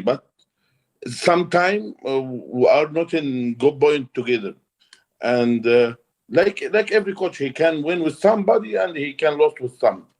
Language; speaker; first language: English; non-native, learner; Arabic